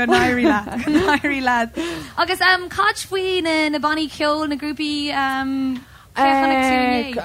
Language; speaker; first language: Irish; non-native, local second language; English